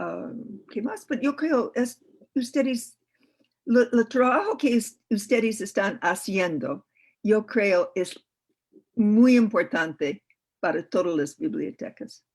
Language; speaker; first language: Spanish; non-native, learner; English